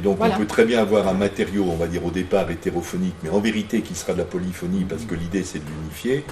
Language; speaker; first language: French; native; French